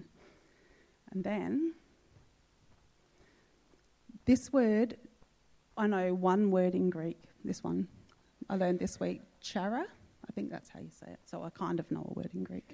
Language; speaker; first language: English; native; English